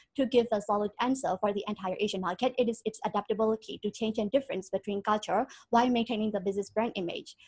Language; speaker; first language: English; non-native, fluent; Burmese